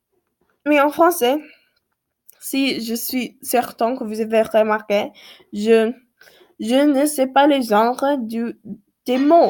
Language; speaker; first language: French; non-native, learner; English